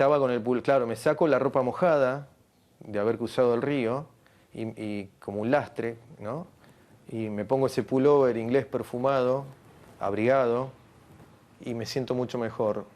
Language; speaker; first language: Spanish; native; Spanish